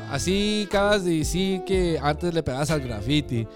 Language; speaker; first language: Spanish; early bilingual, other home language; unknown